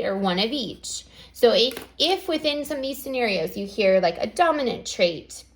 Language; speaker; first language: English; native; English